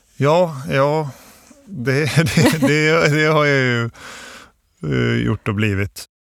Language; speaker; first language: Swedish; early bilingual, other home language; Bosnian